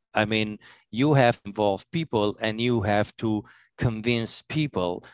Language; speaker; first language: English; non-native, fluent; Romanian